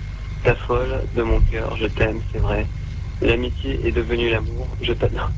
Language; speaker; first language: French; native; French